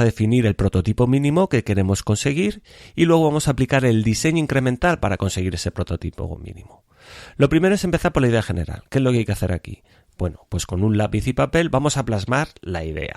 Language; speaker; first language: Spanish; native; Spanish